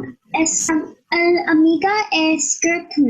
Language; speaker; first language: Spanish; non-native, learner; English